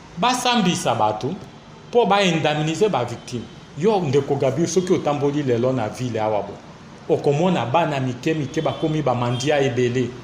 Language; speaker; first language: Lingala; native; Lingala